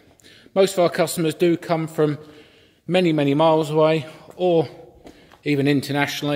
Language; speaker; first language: English; native; English